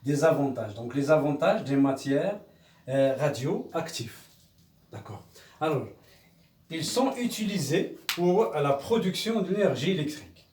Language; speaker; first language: French; non-native, local second language; Arabic